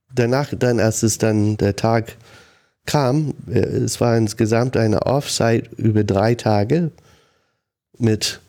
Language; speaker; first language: German; non-native, fluent; English